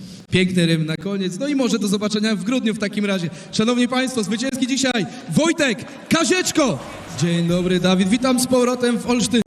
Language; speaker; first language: Polish; native; Polish